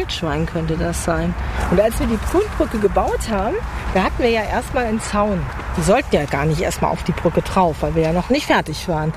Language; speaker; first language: German; native; German